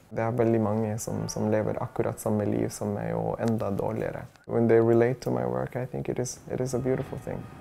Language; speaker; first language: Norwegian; non-native, fluent; Arabic